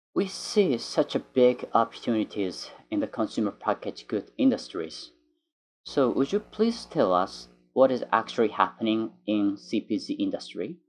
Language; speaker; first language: English; non-native, fluent; Japanese